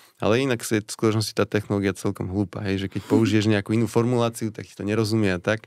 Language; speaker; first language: Slovak; native; Slovak